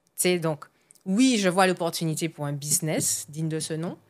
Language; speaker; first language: French; native; French